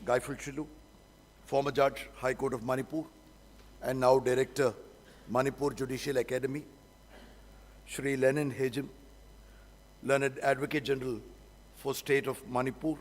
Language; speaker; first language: English; non-native, local second language; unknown